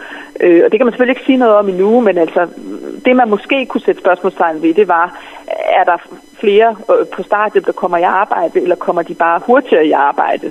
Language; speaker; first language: Danish; native; Danish